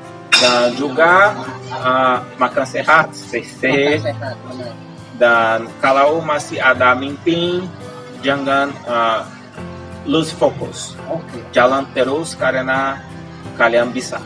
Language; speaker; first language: Indonesian; non-native, fluent; Portuguese